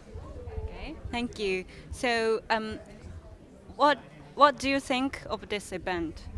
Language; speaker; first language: English; non-native, learner; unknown